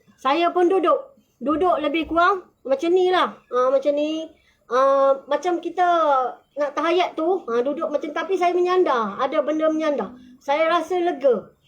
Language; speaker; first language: Malay; native; Malay